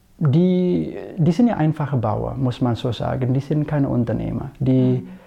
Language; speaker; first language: German; non-native, fluent; Indonesian